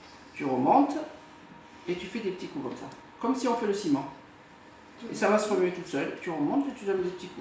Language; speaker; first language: French; native; French